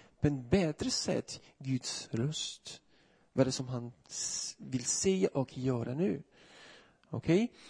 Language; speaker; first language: Swedish; non-native, fluent; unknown